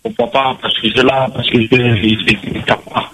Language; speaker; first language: French; non-native, local second language; Réunion Creole French